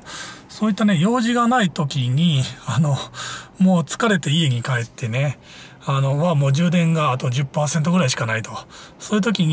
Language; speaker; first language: Japanese; native; Japanese